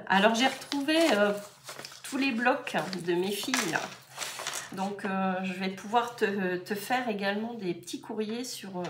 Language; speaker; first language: French; native; French